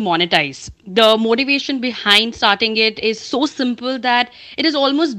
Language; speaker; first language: English; non-native, local second language; Hindi